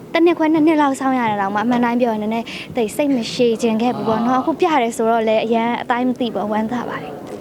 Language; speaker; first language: Burmese; native; Burmese